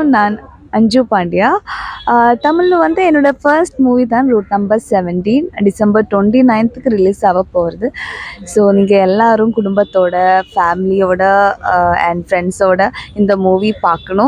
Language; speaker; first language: Tamil; non-native, learner; Malayalam